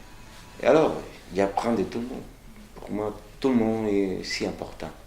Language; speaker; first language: French; non-native, fluent; Spanish